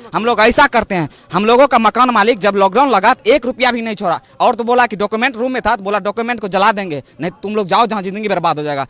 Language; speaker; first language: Hindi; native; Hindi